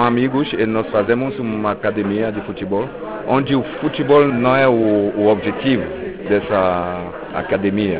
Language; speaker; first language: Portuguese; non-native, local second language; French